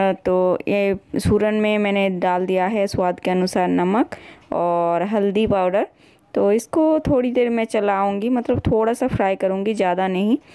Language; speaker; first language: Hindi; non-native, local second language; Bangla